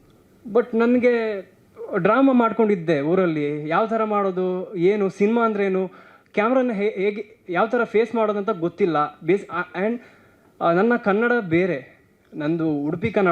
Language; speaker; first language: Kannada; non-native, local second language; Tulu